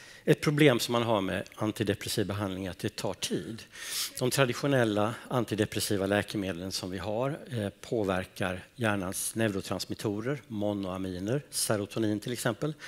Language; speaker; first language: Swedish; native; Swedish